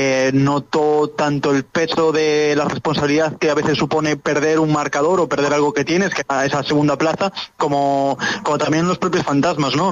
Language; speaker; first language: Spanish; native; Spanish